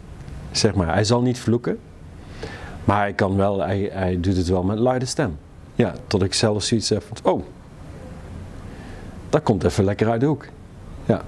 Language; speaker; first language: Dutch; native; Dutch